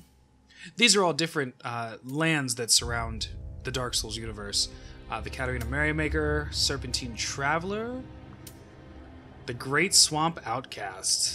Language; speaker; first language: English; native; English